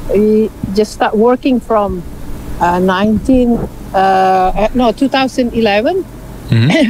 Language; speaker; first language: English; non-native, learner; Indonesian